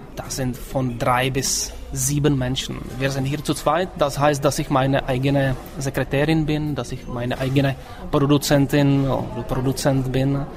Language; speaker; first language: German; non-native, fluent; Czech